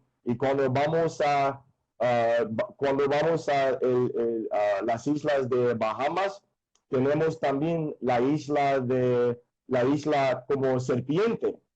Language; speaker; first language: Spanish; non-native, fluent; English